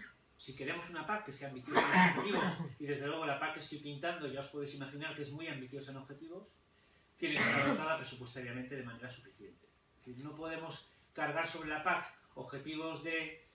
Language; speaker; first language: Spanish; native; Spanish